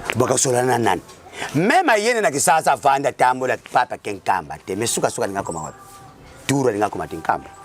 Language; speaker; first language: Lingala; non-native, local second language; Kongo